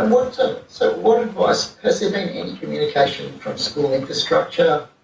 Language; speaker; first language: English; native; English